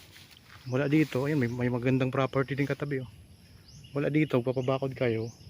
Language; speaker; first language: Filipino; native; Filipino